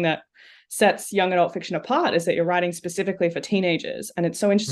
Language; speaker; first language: English; native; English